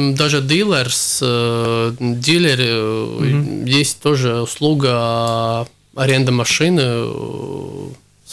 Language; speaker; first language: Russian; non-native, local second language; Latvian